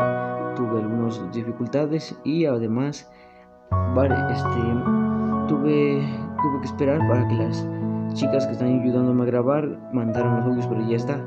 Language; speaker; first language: Spanish; native; Spanish